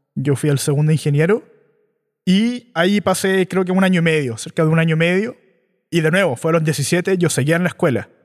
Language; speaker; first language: Spanish; native; Spanish